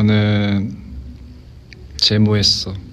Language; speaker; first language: Korean; non-native, fluent; Chinese